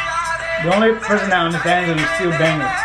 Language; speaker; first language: English; native; English